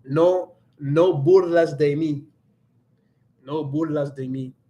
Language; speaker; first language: Spanish; non-native, learner; English